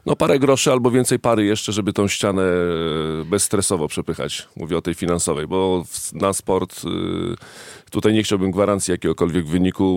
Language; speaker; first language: Polish; native; Polish